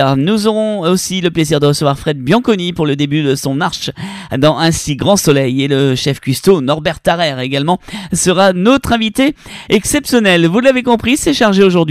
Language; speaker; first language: French; native; French